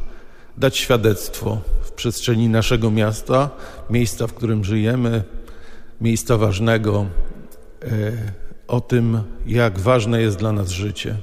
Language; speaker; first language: Polish; native; Polish